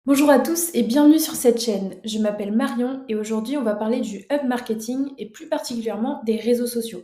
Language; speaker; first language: French; native; French